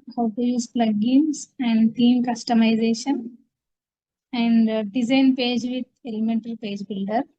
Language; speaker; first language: English; non-native, local second language; Telugu